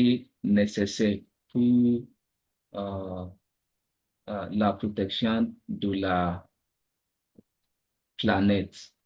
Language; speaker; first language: French; non-native, learner; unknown